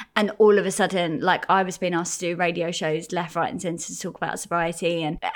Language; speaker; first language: English; native; English